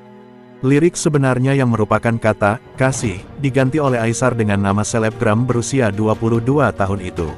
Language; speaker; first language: Indonesian; native; Indonesian